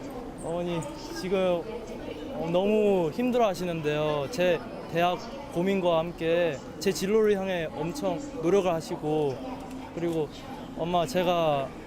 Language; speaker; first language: Korean; early bilingual, heritage; Korean